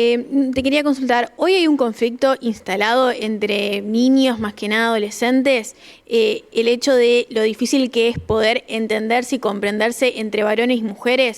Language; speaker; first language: Spanish; native; Spanish